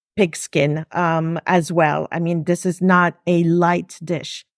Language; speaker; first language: English; non-native, fluent; French